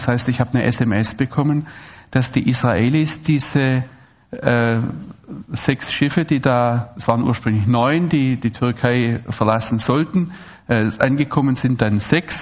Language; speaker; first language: German; native; German